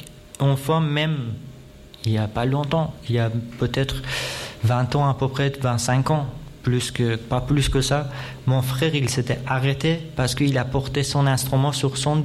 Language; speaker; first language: French; non-native, fluent; Persian